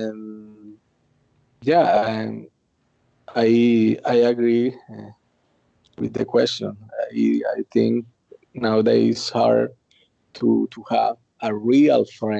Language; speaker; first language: English; non-native, learner; Spanish